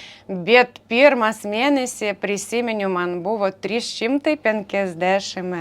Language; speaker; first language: Lithuanian; non-native, learner; Ukrainian